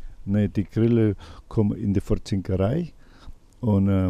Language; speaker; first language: German; non-native, learner; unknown